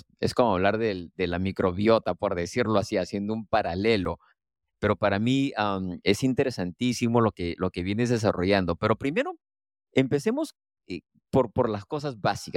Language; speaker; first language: Spanish; native; Spanish